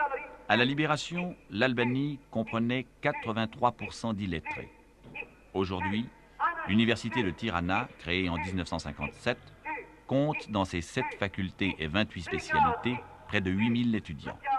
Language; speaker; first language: French; native; French